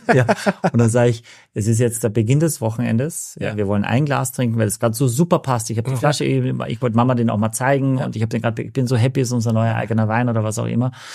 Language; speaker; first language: German; native; German